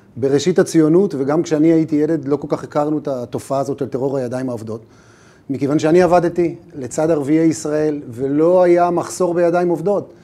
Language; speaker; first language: Hebrew; native; Hebrew